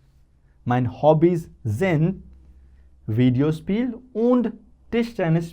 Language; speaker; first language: German; non-native, fluent; Hindi